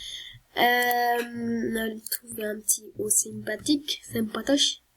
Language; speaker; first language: French; native; French